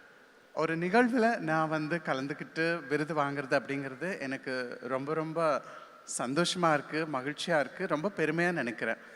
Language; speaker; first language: Tamil; native; Tamil